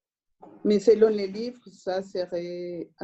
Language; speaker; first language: French; non-native, fluent; Spanish